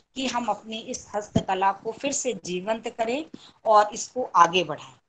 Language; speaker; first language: Hindi; native; Hindi